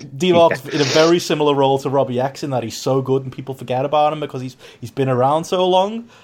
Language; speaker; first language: English; native; English